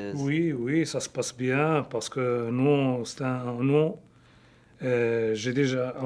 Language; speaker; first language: French; non-native, local second language; Arabic